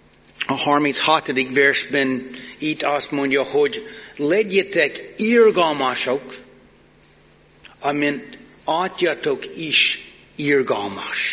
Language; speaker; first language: Hungarian; non-native, fluent; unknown